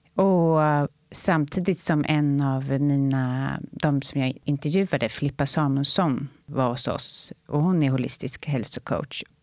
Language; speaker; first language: Swedish; native; Swedish